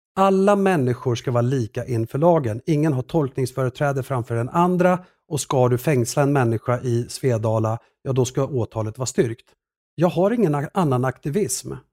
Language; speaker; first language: Swedish; early bilingual, other home language; Assyrian Neo-Aramaic